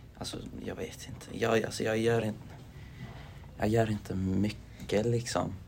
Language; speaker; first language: Swedish; native; Swedish